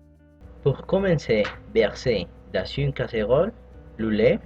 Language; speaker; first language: French; non-native, fluent; Spanish